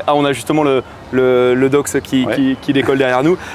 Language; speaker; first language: French; native; French